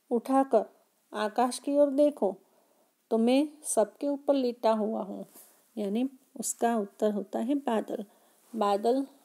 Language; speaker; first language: Hindi; non-native, local second language; Gujarati